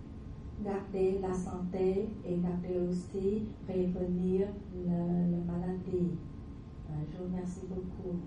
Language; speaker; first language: French; non-native, learner; Vietnamese